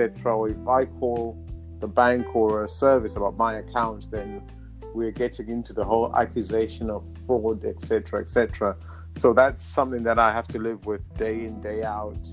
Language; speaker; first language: English; non-native, local second language; Shona